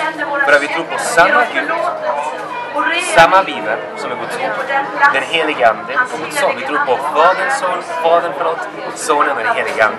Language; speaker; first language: Swedish; non-native, fluent; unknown